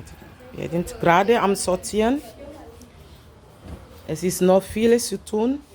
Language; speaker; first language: German; non-native, fluent; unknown